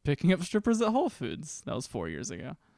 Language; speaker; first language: English; native; English